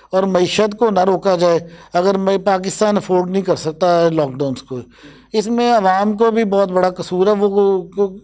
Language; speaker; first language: Urdu; non-native, local second language; Punjabi